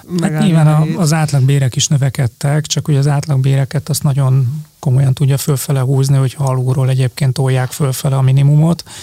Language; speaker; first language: Hungarian; native; Hungarian